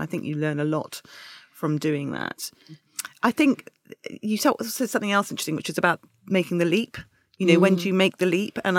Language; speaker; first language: English; native; English